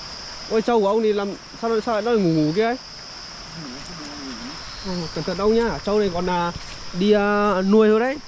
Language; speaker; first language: Vietnamese; native; Vietnamese